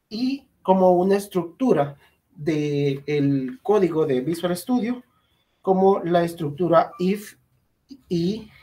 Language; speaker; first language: Spanish; native; Spanish